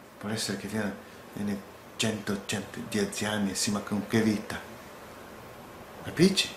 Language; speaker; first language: Italian; non-native, learner; Portuguese